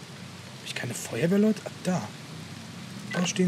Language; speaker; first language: German; native; German